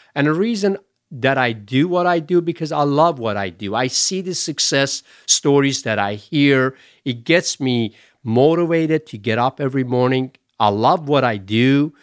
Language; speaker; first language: English; non-native, fluent; Persian